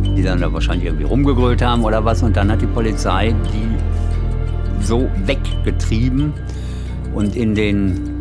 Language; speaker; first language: German; native; German